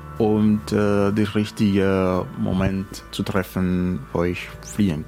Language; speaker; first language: German; non-native, fluent; Spanish